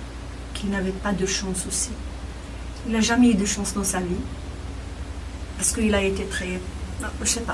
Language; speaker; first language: French; non-native, local second language; Kabyle